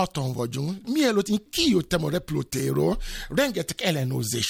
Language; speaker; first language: Hungarian; non-native, learner; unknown